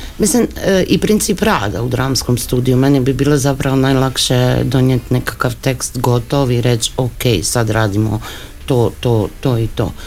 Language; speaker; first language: Croatian; native; Croatian